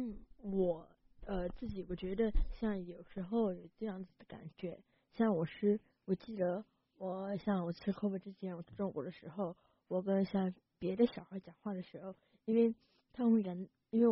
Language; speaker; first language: Chinese; early bilingual, heritage; Chinese